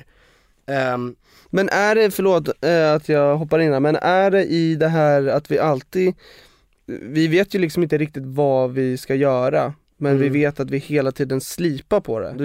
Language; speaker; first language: Swedish; native; Swedish